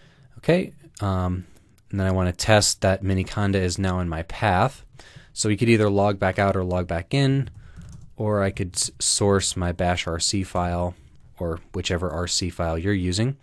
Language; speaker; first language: English; native; English